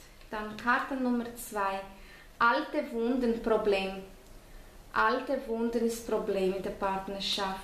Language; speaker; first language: German; non-native, fluent; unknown